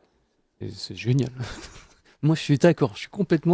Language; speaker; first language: French; native; French